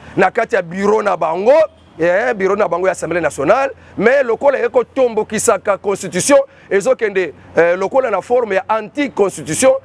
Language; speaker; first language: Lingala; non-native, local second language; Kongo